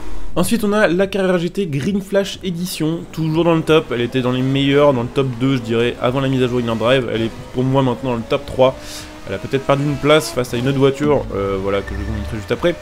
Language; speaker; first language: French; native; French